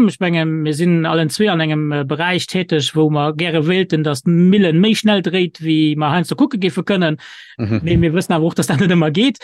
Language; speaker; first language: Luxembourgish; native; Luxembourgish